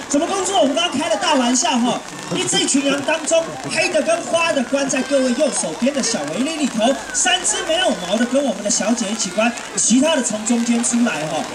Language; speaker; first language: Chinese; native; Chinese